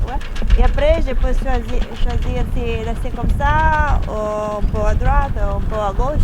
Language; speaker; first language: French; non-native, learner; Italian